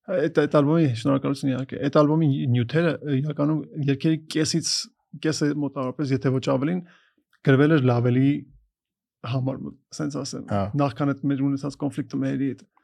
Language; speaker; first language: Armenian; native; Armenian